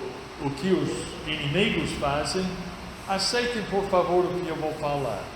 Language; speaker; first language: Portuguese; non-native, fluent; English